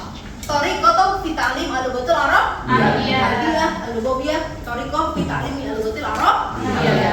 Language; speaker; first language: Arabic; non-native, learner; Indonesian